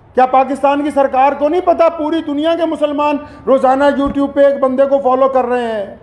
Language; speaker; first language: Hindi; native; Hindi